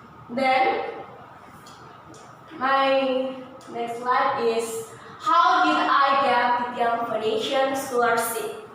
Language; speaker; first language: English; non-native, learner; Indonesian